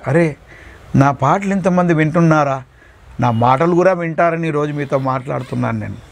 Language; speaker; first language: Telugu; native; Telugu